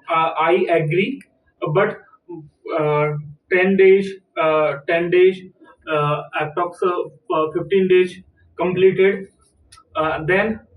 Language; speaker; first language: English; non-native, learner; Hindi